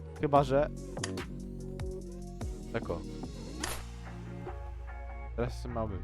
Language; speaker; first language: Polish; native; Polish